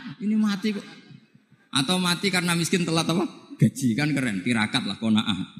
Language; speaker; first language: Indonesian; non-native, local second language; Javanese